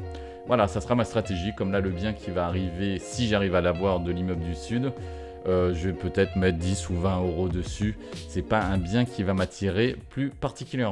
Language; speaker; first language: French; native; French